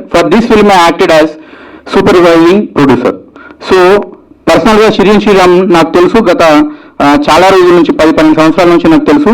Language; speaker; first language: Telugu; native; Telugu